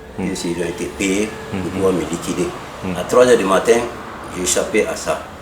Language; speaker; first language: French; non-native, local second language; Mandingo